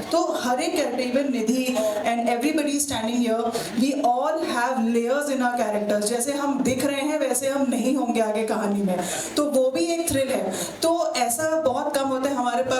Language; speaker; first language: Hindi; native; Hindi